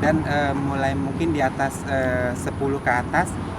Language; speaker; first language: Indonesian; native; Indonesian